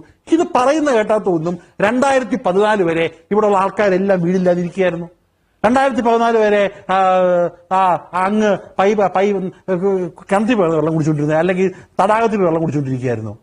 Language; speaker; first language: Malayalam; native; Malayalam